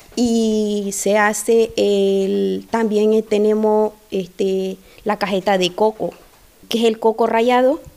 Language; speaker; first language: Spanish; native; Spanish